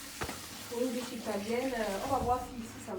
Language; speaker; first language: French; native; French